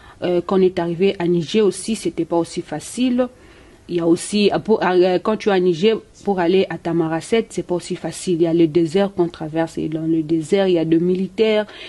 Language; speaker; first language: French; non-native, local second language; Lingala